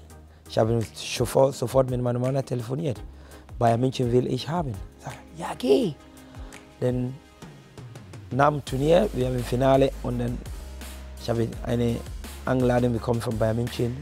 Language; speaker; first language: German; non-native, fluent; Akan